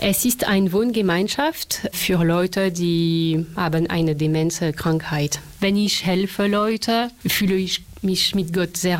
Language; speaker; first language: German; non-native, fluent; French